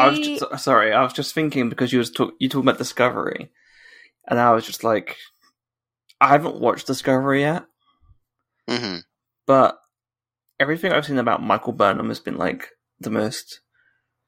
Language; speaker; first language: English; native; English